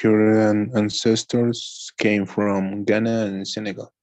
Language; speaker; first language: English; non-native, learner; Spanish